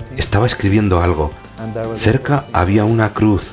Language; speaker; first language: Spanish; non-native, fluent; Turkish